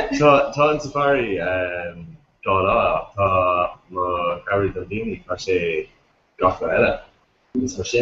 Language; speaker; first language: Irish; non-native, local second language; English